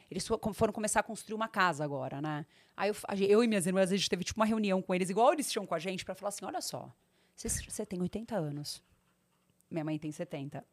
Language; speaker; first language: Portuguese; native; Portuguese